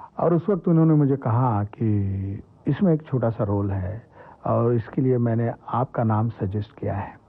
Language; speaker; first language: Hindi; non-native, local second language; Marathi